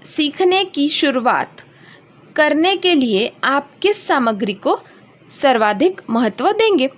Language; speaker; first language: Hindi; non-native, local second language; Marathi